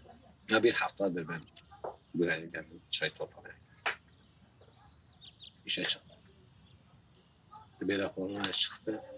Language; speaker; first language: Turkish; non-native, local second language; Kurdish